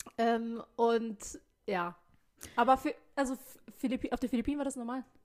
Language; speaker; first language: German; early bilingual, other home language; Filipino